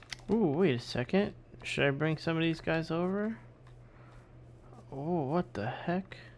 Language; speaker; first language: English; early bilingual, other home language; Spanish